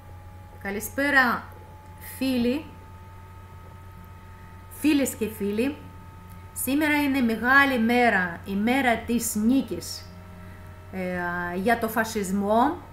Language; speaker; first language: Greek; non-native, fluent; Russian